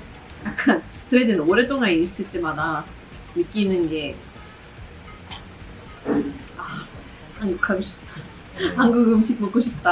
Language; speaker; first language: Korean; non-native, fluent; Swedish